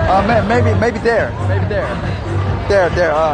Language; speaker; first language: English; non-native, learner; Korean